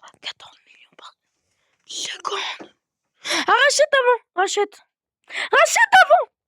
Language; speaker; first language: French; native; French